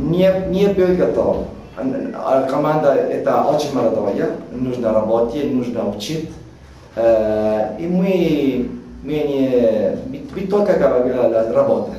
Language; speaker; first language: Russian; non-native, learner; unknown